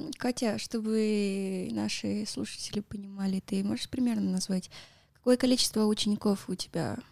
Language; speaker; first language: Russian; non-native, fluent; Spanish